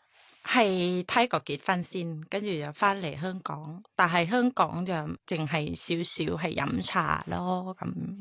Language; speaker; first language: Cantonese; non-native, learner; Thai